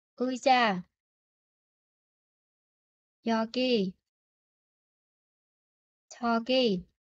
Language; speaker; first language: Korean; non-native, fluent; Vietnamese